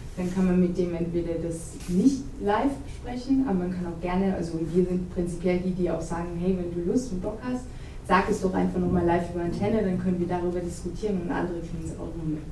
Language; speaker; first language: German; native; German